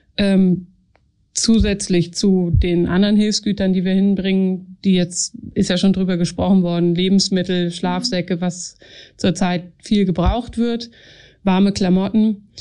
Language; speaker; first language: German; native; German